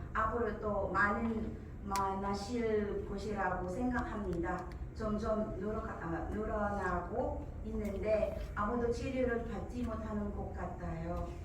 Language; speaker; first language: Korean; non-native, learner; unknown